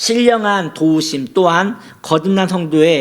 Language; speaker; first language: Korean; native; Korean